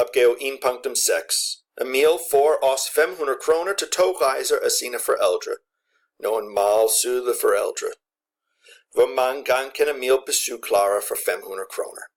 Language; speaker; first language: Danish; non-native, fluent; English